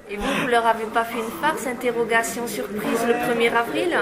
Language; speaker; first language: French; native; French